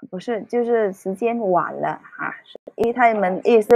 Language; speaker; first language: Chinese; early bilingual, heritage; Cantonese